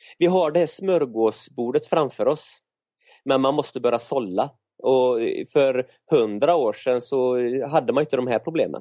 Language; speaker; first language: Swedish; native; Swedish